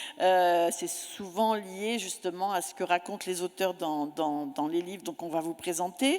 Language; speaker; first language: French; native; French